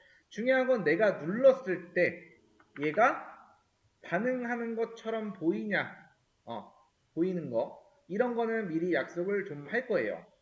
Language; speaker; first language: Korean; native; Korean